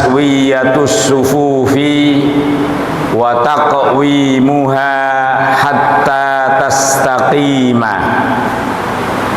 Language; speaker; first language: Arabic; non-native, fluent; Indonesian